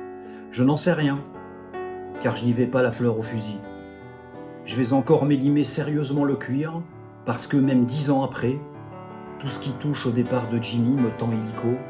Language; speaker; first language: French; native; French